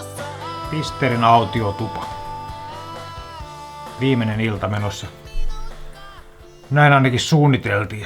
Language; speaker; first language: Finnish; native; Finnish